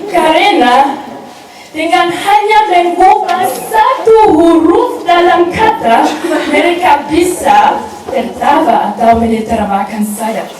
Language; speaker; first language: Indonesian; non-native, learner; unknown